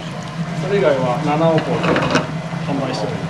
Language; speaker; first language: Japanese; native; Japanese